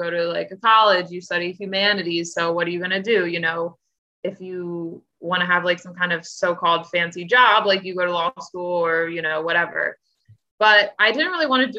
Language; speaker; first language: English; native; English